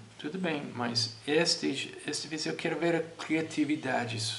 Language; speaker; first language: Portuguese; non-native, fluent; English